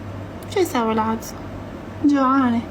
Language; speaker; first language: Arabic; native; Arabic